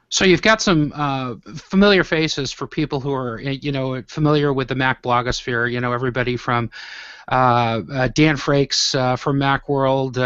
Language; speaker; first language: English; native; English